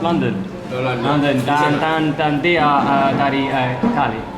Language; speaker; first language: Indonesian; non-native, learner; English